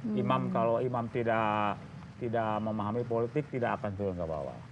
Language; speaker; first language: Indonesian; native; Indonesian